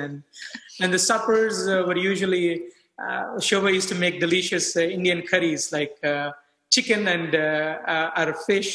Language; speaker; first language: English; non-native, local second language; Telugu